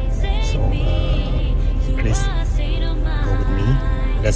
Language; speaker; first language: English; non-native, learner; Khmer